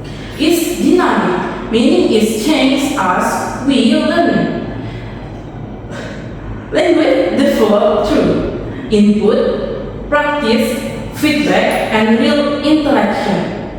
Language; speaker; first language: English; non-native, learner; Indonesian